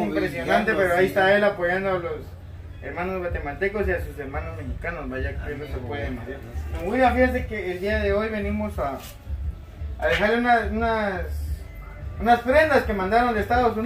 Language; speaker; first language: Spanish; native; Spanish